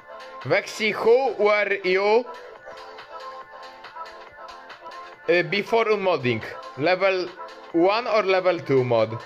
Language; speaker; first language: English; non-native, fluent; Polish